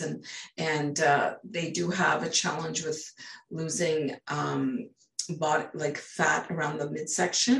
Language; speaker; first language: English; native; English